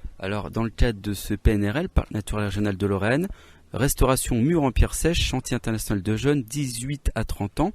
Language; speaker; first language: French; native; French